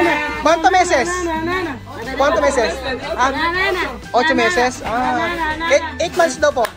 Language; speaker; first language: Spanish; non-native, learner; Filipino